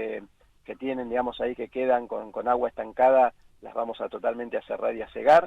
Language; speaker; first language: Spanish; native; Spanish